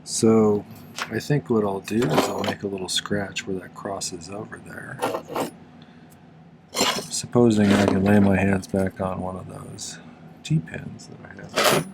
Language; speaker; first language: English; native; English